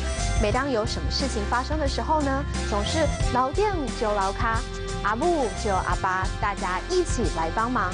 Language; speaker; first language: Chinese; native; Chinese